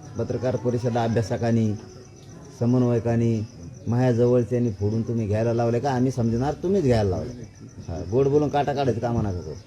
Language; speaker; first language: Marathi; native; Marathi